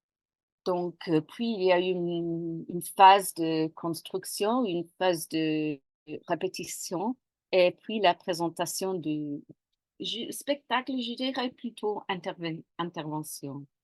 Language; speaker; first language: French; non-native, fluent; English